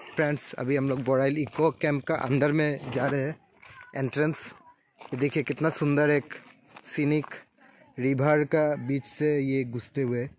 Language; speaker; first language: Hindi; non-native, local second language; Bangla